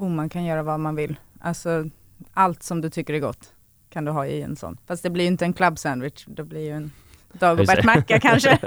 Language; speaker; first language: Swedish; native; Swedish